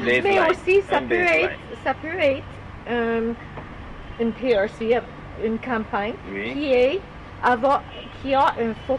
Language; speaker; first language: French; non-native, learner; English